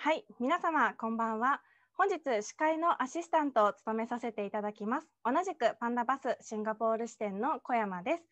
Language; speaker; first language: Japanese; native; Japanese